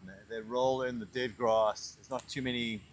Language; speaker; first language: English; native; English